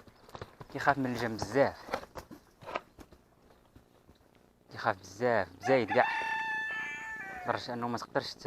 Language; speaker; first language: Arabic; native; Arabic